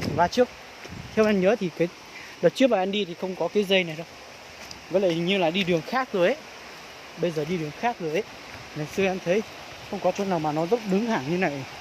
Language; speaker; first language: Vietnamese; non-native, local second language; Hmong